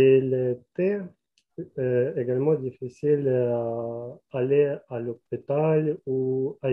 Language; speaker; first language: French; non-native, learner; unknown